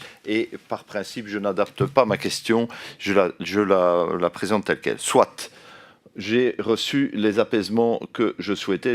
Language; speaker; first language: French; native; French